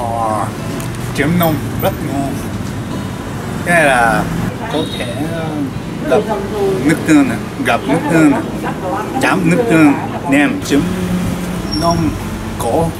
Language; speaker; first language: Vietnamese; non-native, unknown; Japanese